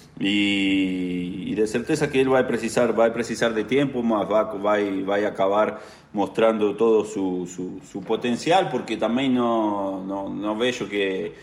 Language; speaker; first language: Portuguese; non-native, learner; Spanish